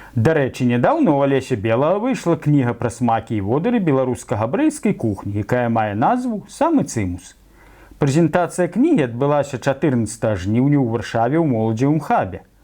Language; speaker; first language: Belarusian; native; Belarusian